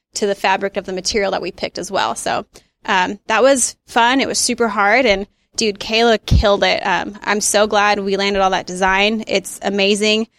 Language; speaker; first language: English; native; English